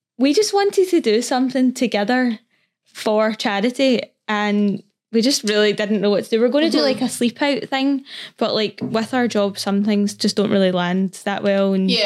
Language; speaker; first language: English; native; English